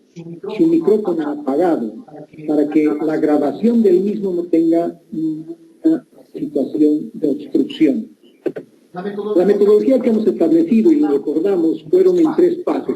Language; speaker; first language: Spanish; native; Spanish